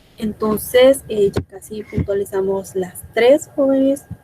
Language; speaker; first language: Spanish; native; Spanish